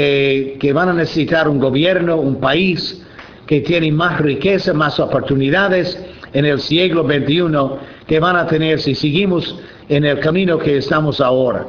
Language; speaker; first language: Spanish; non-native, fluent; English